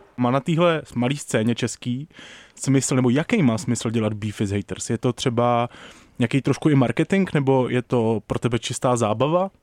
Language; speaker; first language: Czech; native; Czech